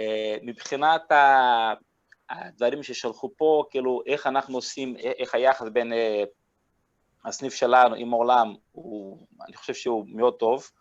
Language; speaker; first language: Hebrew; non-native, fluent; Portuguese